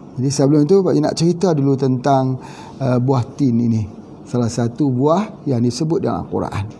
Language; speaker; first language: Malay; native; Malay